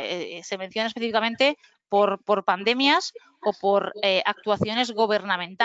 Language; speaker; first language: Spanish; native; Spanish